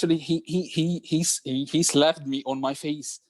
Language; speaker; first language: English; non-native, learner; Arabic